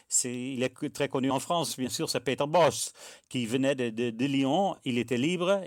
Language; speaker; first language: French; non-native, fluent; Dutch